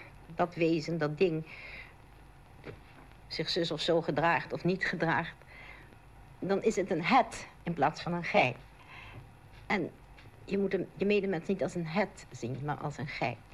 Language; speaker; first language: Dutch; native; Dutch